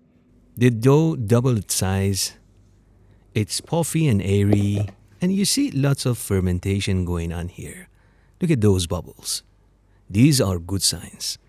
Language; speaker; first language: English; non-native, fluent; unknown